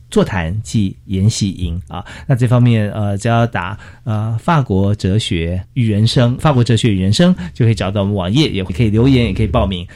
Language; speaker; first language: Chinese; native; Chinese